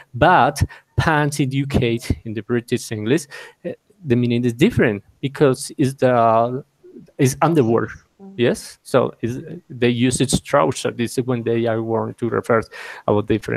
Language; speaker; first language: English; non-native, learner; Spanish